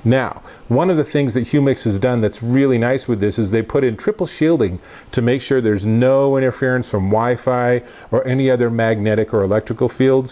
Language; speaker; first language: English; native; English